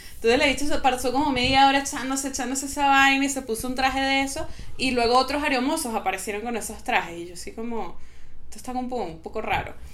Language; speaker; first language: Spanish; native; Spanish